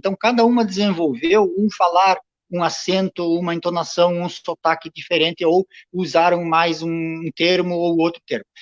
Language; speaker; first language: Portuguese; non-native, local second language; Venetian